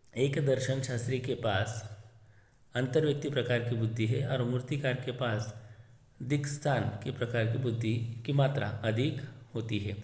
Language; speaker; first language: Hindi; non-native, local second language; Marathi